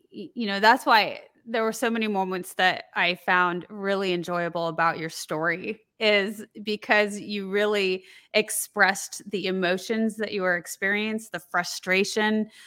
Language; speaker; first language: English; native; English